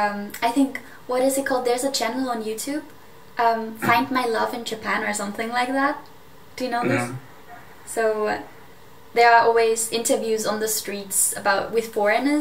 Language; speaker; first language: English; non-native, fluent; German